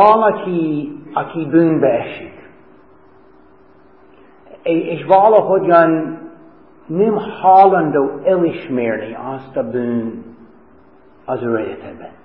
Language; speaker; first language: Hungarian; non-native, fluent; English